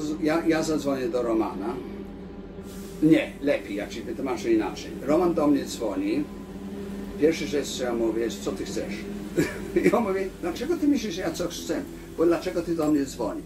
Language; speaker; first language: Polish; early bilingual, heritage; Polish